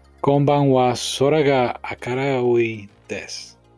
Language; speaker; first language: Japanese; non-native, learner; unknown